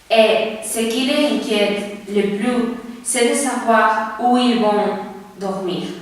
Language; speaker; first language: French; non-native, learner; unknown